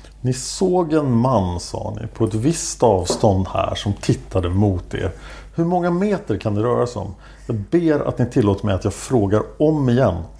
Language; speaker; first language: Swedish; native; Swedish